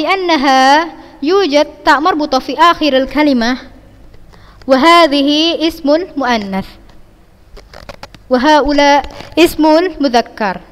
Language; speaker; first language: Arabic; non-native, fluent; Indonesian